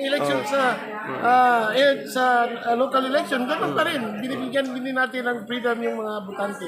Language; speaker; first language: Filipino; non-native, local second language; Maguindanaon